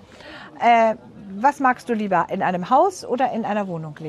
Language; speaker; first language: German; native; German